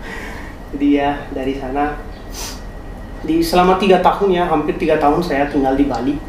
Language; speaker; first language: Indonesian; non-native, fluent; Hindi